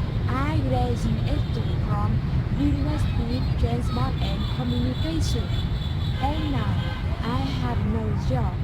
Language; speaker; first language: English; non-native, learner; Thai